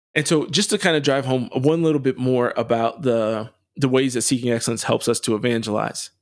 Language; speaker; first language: English; native; English